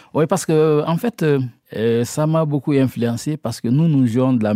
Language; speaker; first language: French; non-native, local second language; Bambara